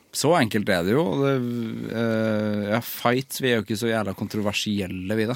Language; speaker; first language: Norwegian; native; Norwegian